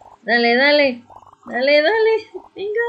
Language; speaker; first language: Spanish; native; Spanish